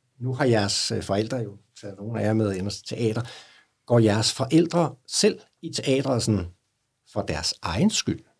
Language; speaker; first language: Danish; native; Danish